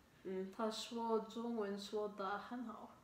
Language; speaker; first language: Chinese; non-native, learner; English